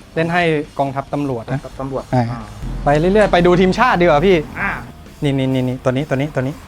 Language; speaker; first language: Thai; native; Thai